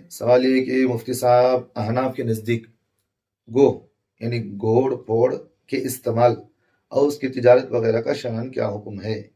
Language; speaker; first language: Urdu; native; Urdu